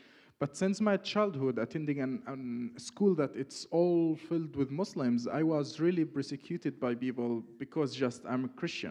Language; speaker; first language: English; non-native, fluent; Arabic